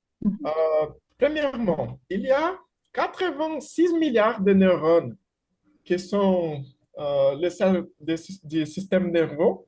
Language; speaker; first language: French; non-native, fluent; Portuguese